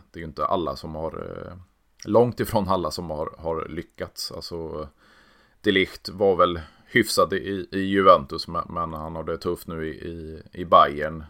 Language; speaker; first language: Swedish; native; Swedish